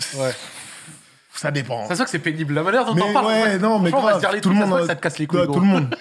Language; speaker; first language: French; native; French